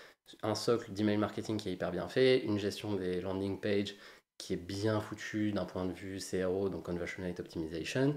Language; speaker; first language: French; native; French